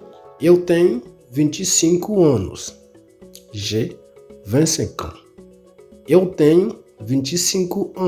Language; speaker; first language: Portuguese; non-native, learner; Haitian Creole